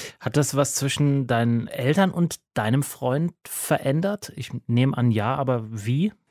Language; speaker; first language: German; native; German